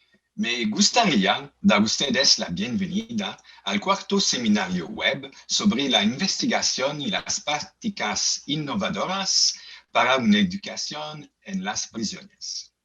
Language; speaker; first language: Spanish; non-native, learner; French